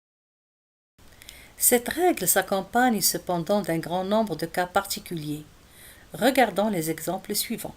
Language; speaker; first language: French; non-native, local second language; Arabic